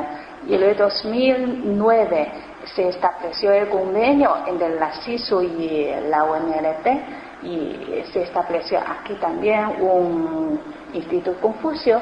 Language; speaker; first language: Spanish; non-native, learner; Chinese